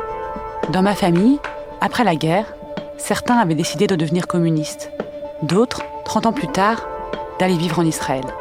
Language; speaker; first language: French; native; French